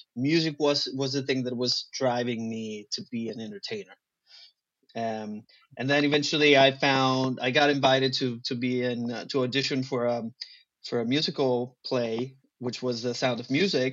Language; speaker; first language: English; non-native, fluent; Spanish